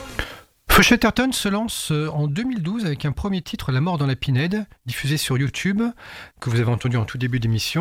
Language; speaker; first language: French; native; French